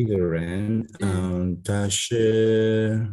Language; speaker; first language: Chinese; non-native, learner; Spanish